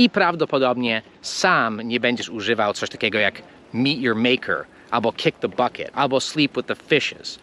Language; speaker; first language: Polish; non-native, fluent; English